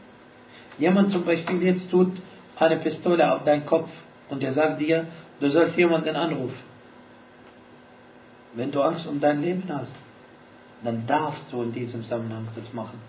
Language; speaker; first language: German; non-native, fluent; Arabic